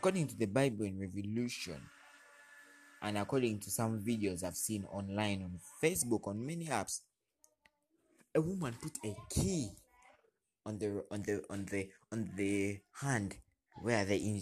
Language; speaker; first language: English; non-native, local second language; Ganda